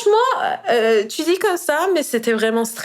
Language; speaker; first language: French; non-native, fluent; Persian